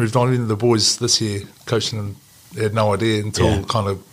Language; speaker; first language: English; native; English